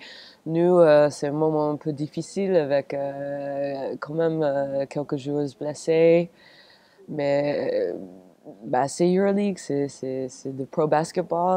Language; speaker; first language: French; non-native, fluent; English